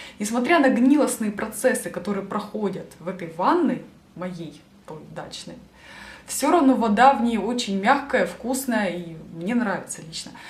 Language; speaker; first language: Russian; native; Russian